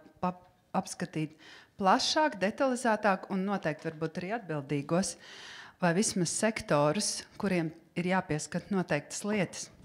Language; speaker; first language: Latvian; native; Latvian